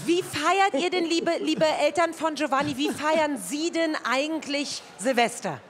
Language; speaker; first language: German; native; German